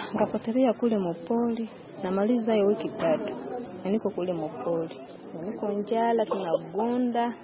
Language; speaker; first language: Swahili; non-native, local second language; Ganda